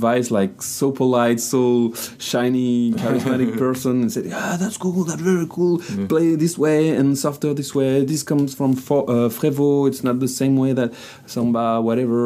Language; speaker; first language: English; non-native, fluent; French